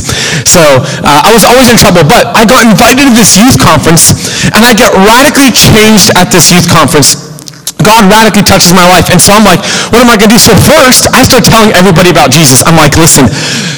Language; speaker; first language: English; native; English